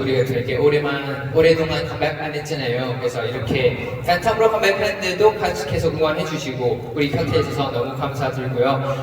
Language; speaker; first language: Korean; non-native, learner; Chinese